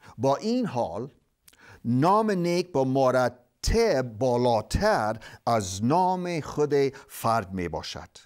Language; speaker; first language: Persian; non-native, fluent; English